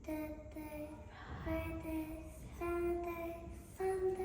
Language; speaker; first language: English; non-native, learner; Vietnamese